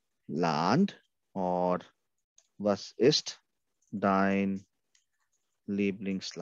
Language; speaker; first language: German; non-native, fluent; Hindi